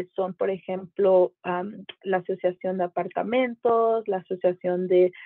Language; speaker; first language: Spanish; native; Spanish